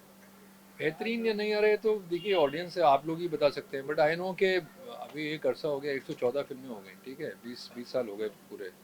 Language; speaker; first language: Hindi; native; Hindi